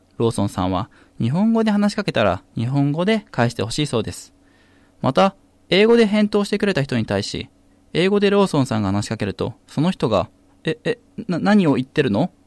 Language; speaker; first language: Japanese; native; Japanese